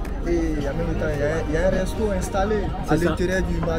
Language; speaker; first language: French; native; French